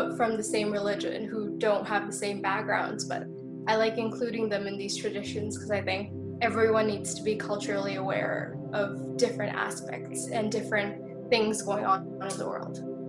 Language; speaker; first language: English; native; English